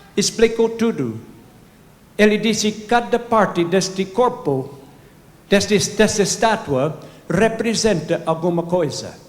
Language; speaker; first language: Portuguese; non-native, fluent; English